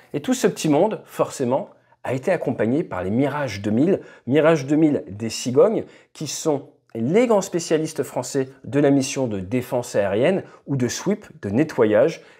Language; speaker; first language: French; native; French